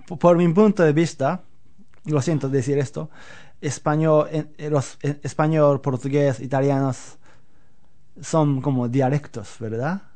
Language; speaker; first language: Spanish; non-native, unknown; Japanese